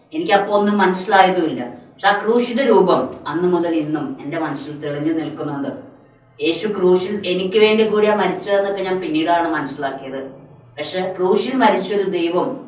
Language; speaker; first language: Malayalam; non-native, local second language; Tamil